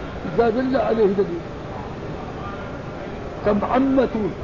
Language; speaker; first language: Arabic; native; Arabic